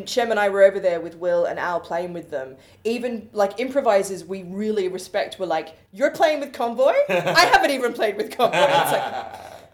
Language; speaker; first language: English; native; English